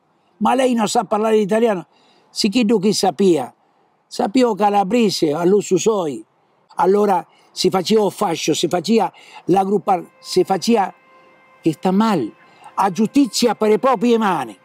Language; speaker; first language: Italian; early bilingual, heritage; Italian